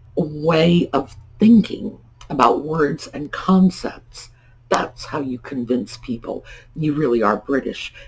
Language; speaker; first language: English; native; English